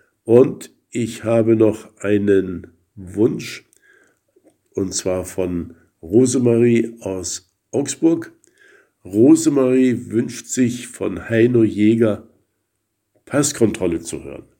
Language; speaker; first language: German; native; German